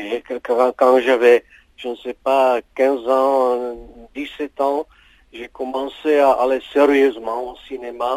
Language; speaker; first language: French; non-native, fluent; Czech